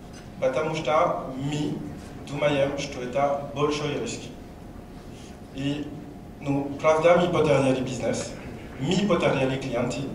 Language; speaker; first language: Russian; non-native, learner; French